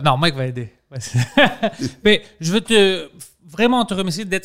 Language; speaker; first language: French; non-native, local second language; English